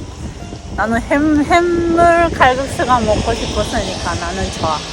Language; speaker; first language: Korean; non-native, fluent; Japanese